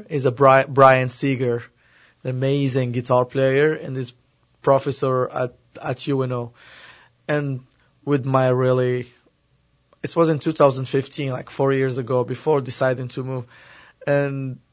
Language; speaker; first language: English; non-native, learner; Arabic